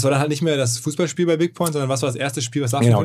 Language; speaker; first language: German; native; German